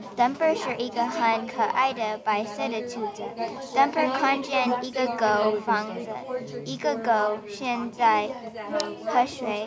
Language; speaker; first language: Chinese; non-native, learner; English